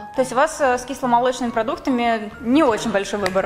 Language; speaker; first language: Russian; native; Russian